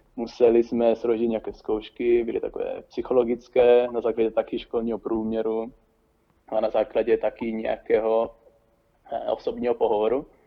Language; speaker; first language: Czech; non-native, fluent; Italian